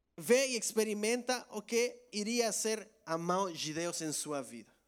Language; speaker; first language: Portuguese; non-native, learner; Spanish